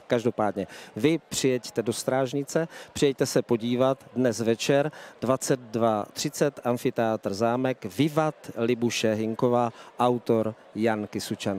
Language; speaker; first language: Czech; native; Czech